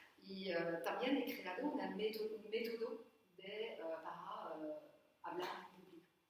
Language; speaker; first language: Spanish; non-native, learner; French